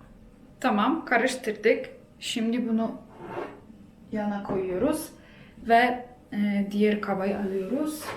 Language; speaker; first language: Turkish; non-native, fluent; Polish